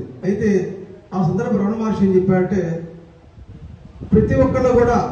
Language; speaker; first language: Telugu; native; Telugu